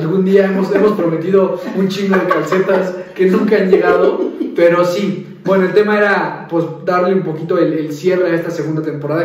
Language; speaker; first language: Spanish; native; Spanish